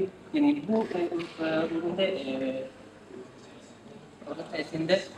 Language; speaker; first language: Turkish; non-native, learner; Indonesian